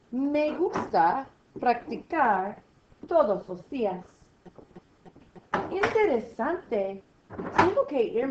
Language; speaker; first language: Spanish; non-native, fluent; English